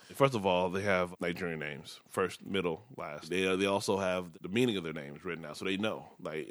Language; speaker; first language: English; early bilingual, other home language; Yoruba